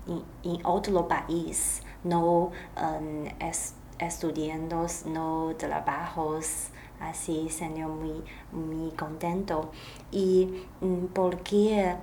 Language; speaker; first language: Spanish; non-native, learner; Chinese